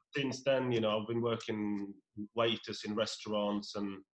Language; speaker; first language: English; non-native, fluent; Norwegian